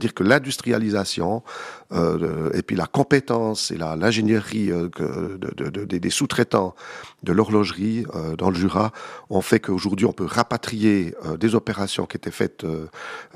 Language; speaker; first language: French; native; French